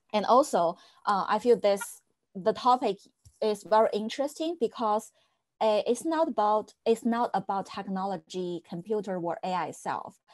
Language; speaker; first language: English; non-native, fluent; Chinese